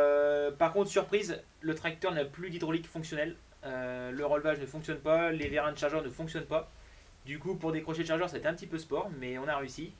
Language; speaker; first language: French; native; French